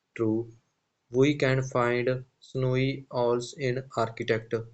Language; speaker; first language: English; non-native, local second language; Punjabi